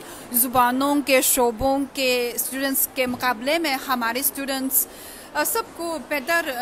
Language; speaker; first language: Hindi; non-native, fluent; Chinese